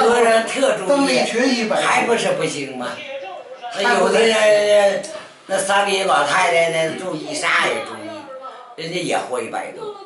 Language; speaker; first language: Chinese; native; Chinese